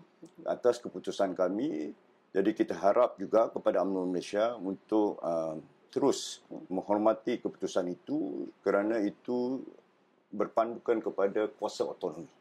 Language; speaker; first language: Malay; native; Malay